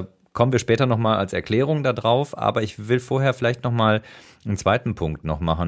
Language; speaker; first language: German; native; German